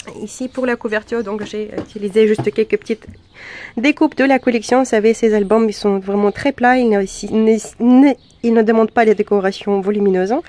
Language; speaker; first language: French; non-native, fluent; Russian